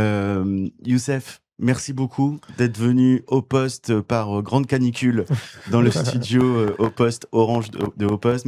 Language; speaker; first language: French; native; French